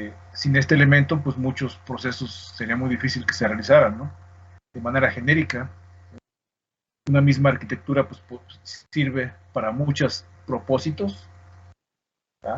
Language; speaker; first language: Spanish; native; Spanish